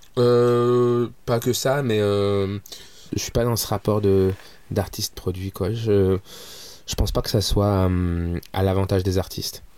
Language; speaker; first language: French; early bilingual, other home language; Arabic